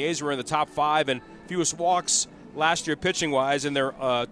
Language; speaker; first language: English; native; English